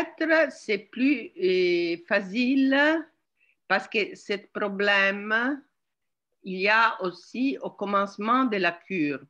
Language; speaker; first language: French; non-native, learner; Italian